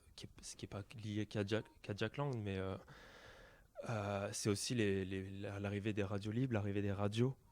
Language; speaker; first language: French; native; French